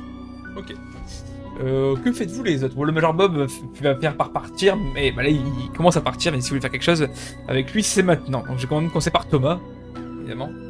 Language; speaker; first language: French; native; French